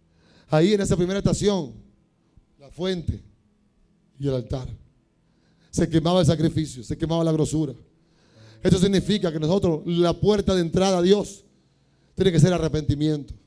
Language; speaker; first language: Spanish; native; Spanish